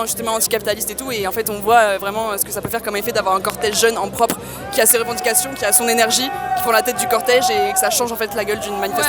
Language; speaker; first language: French; native; French